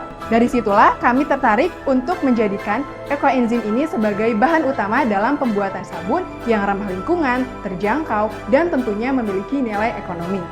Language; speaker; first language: Indonesian; native; Indonesian